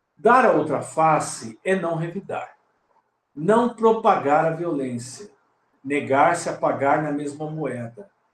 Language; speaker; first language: Portuguese; native; Portuguese